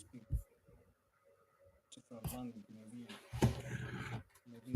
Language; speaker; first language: English; non-native, fluent; Arabic